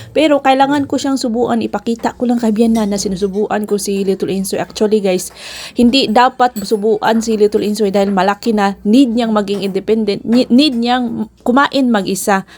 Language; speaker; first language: Filipino; non-native, local second language; Cebuano